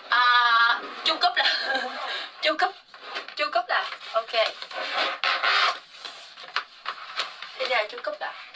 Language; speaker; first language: Indonesian; non-native, learner; Vietnamese